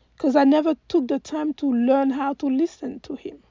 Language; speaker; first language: English; non-native, fluent; French